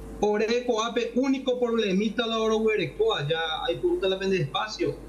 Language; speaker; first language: Spanish; native; Spanish